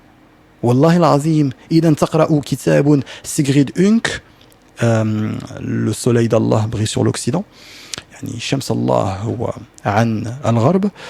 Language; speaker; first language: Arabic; non-native, learner; French